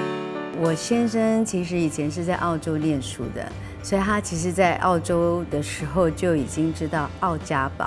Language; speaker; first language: Chinese; native; Chinese